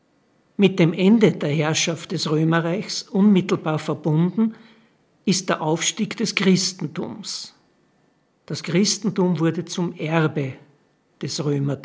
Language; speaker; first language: German; native; German